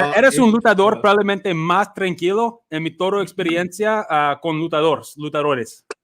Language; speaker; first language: Spanish; non-native, learner; English